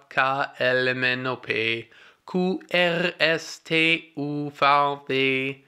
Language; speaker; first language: German; non-native, learner; English